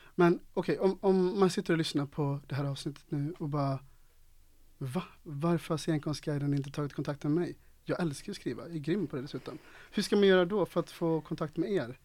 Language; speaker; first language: Swedish; native; Swedish